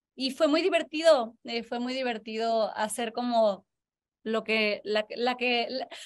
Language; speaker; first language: Spanish; native; Spanish